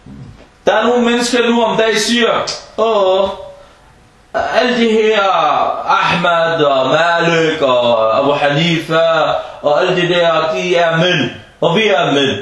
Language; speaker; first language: Danish; non-native, fluent; Arabic